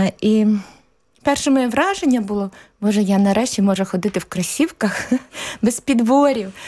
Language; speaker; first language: Ukrainian; native; Ukrainian